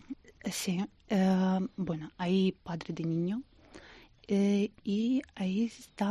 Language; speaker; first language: Spanish; non-native, learner; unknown